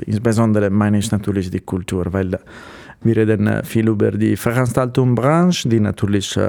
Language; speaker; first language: German; non-native, fluent; Italian